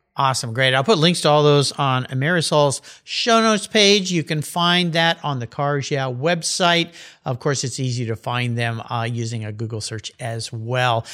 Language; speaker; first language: English; native; English